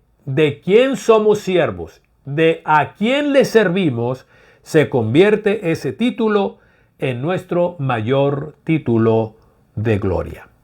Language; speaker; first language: Spanish; native; Spanish